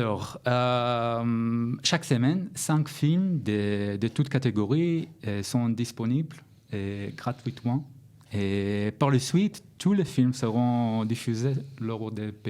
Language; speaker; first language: French; non-native, learner; Hebrew